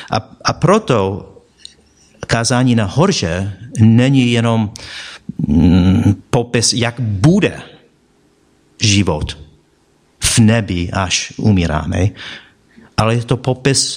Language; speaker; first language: Czech; non-native, fluent; English